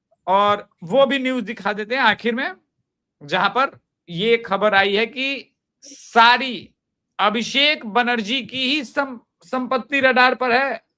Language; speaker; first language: Hindi; native; Hindi